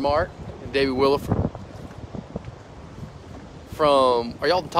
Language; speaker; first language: English; native; English